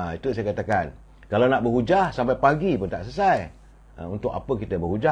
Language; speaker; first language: Malay; native; Malay